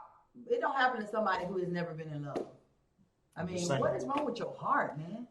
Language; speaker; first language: English; native; English